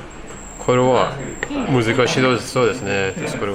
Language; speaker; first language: Japanese; non-native, learner; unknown